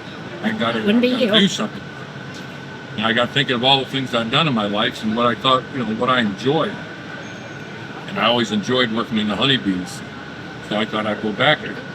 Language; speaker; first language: English; native; English